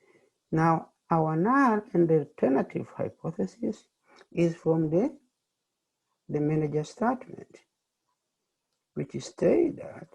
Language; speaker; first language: English; non-native, fluent; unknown